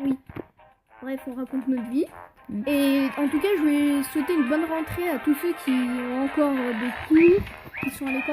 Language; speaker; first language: French; native; French